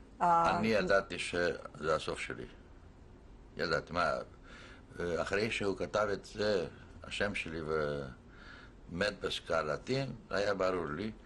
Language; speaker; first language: Hebrew; non-native, fluent; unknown